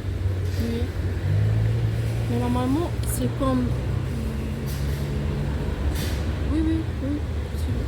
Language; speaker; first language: French; non-native, fluent; Arabic